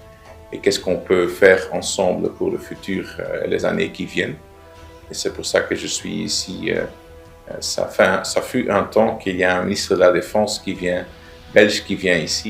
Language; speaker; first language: French; non-native, local second language; Dutch